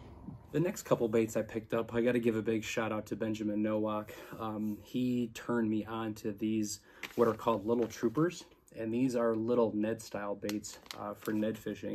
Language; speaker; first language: English; native; English